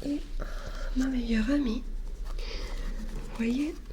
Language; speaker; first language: French; non-native, learner; English